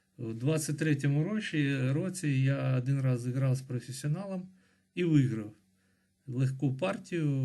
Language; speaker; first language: Ukrainian; non-native, local second language; Russian